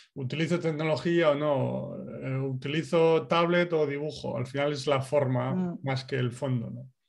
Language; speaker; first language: Spanish; native; Spanish